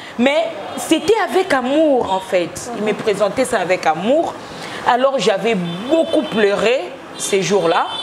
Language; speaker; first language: French; non-native, local second language; Lingala